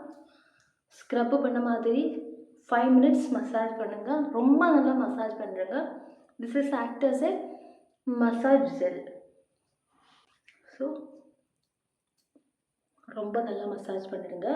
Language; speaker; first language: Tamil; non-native, learner; Malayalam